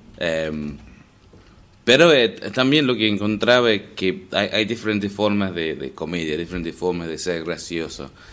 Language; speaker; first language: Spanish; non-native, fluent; English